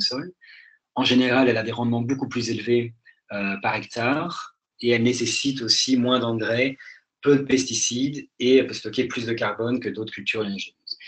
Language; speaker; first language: French; native; French